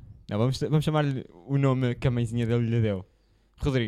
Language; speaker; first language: Portuguese; native; Portuguese